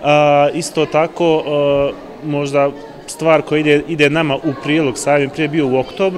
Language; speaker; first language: Bosnian; native; Bosnian